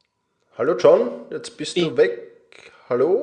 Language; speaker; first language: German; native; German